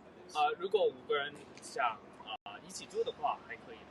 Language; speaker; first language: Chinese; early bilingual, heritage; Chinese